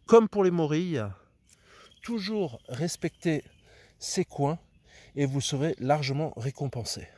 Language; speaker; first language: French; native; French